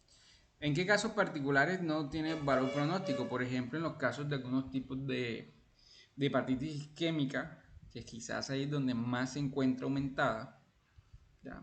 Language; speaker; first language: Spanish; native; Spanish